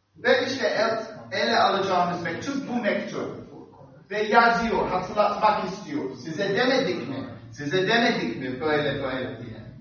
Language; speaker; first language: Turkish; non-native, fluent; English